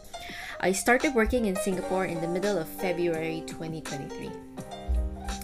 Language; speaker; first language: English; non-native, local second language; Filipino